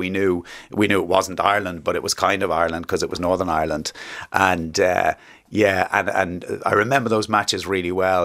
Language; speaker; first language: English; native; English